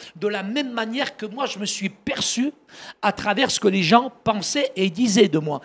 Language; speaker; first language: French; early bilingual, other home language; Arabic